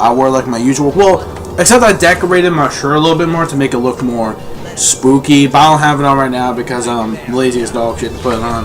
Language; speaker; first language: English; native; English